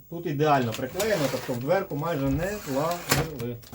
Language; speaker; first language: Ukrainian; native; Ukrainian